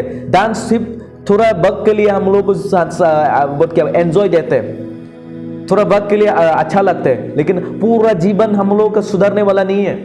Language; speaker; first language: Hindi; non-native, local second language; Kok Borok